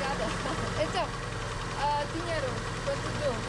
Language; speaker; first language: Portuguese; non-native, learner; Dutch